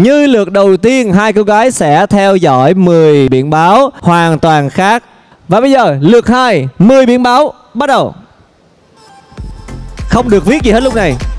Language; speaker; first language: Vietnamese; native; Vietnamese